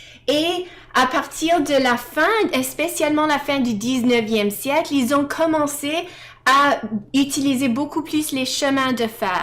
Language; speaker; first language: French; non-native, fluent; English